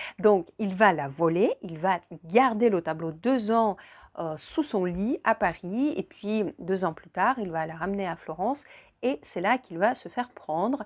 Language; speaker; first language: French; non-native, fluent; Russian